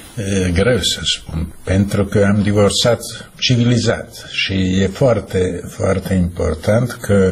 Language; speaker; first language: Romanian; non-native, fluent; Czech